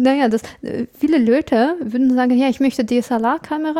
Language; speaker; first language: German; non-native, fluent; English